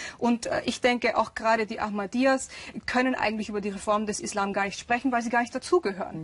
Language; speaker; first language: German; early bilingual, other home language; Urdu